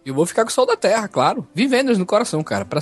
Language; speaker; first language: Portuguese; native; Portuguese